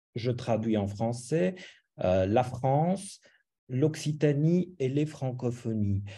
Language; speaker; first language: French; non-native, fluent; Romanian